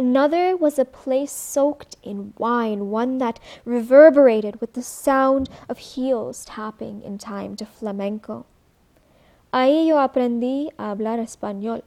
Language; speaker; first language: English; early bilingual, other home language; Marathi